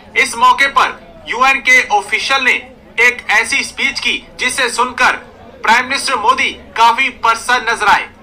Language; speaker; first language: Hindi; native; Hindi